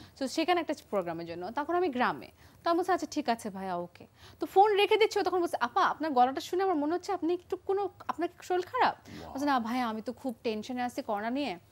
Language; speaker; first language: Bangla; native; Bangla